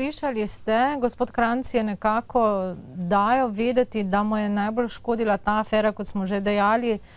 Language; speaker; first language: Slovenian; native; Slovenian